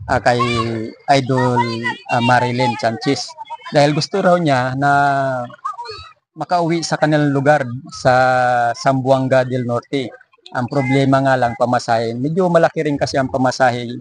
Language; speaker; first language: Filipino; non-native, local second language; Bikol